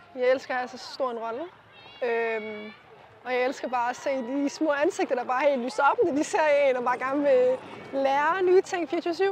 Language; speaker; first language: Danish; native; Danish